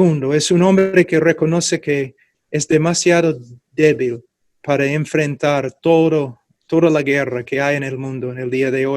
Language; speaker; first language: Spanish; non-native, fluent; English